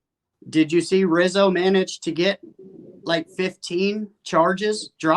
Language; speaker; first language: English; native; English